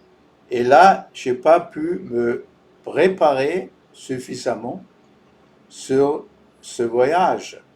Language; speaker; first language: French; non-native, fluent; German